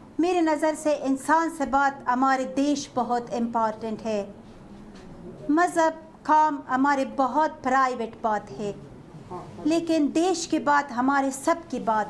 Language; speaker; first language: Hindi; non-native, fluent; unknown